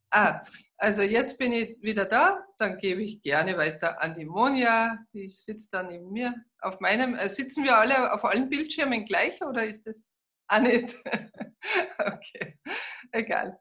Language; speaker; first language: German; native; German